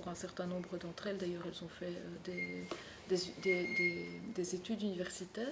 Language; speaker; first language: French; native; French